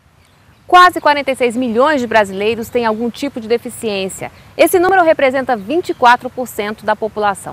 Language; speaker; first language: Portuguese; native; Portuguese